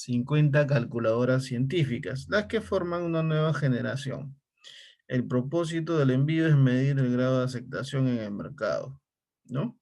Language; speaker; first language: Spanish; native; Spanish